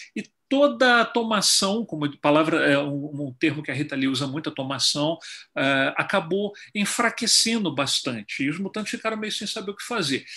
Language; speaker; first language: Portuguese; native; Portuguese